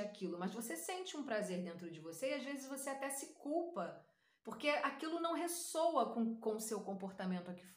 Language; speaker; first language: Portuguese; native; Portuguese